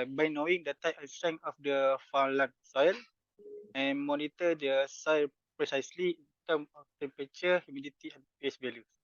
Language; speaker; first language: English; non-native, fluent; Malay